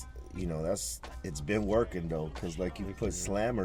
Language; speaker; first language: English; native; English